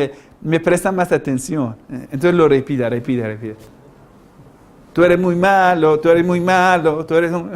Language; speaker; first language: Spanish; non-native, fluent; Persian